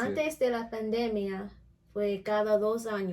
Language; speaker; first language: Spanish; non-native, learner; English